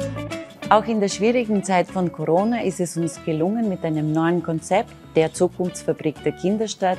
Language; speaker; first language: German; native; German